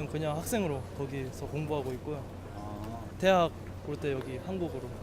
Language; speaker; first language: Korean; early bilingual, heritage; Korean